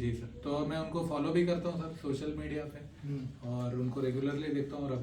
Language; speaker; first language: Hindi; native; Hindi